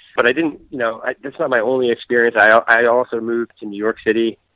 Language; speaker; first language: English; native; English